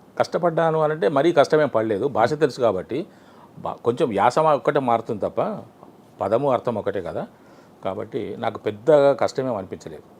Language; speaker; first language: Telugu; native; Telugu